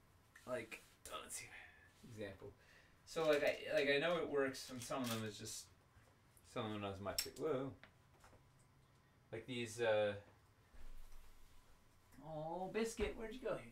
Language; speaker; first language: English; native; English